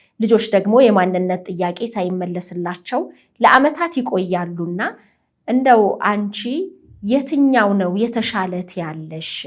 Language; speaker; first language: Amharic; native; Amharic